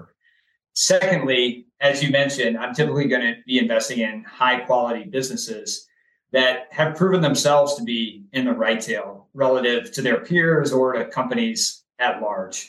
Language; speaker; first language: English; native; English